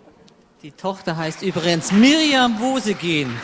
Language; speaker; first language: German; native; German